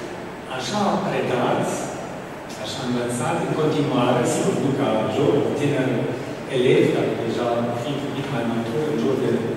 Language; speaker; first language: Romanian; non-native, fluent; German